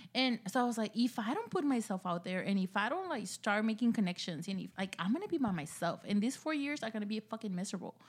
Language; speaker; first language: English; early bilingual, other home language; Spanish